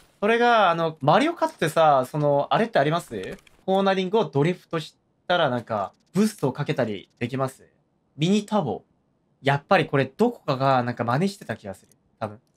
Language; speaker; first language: Japanese; non-native, fluent; Korean